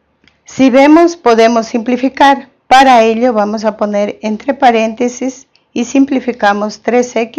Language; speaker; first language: Spanish; native; Spanish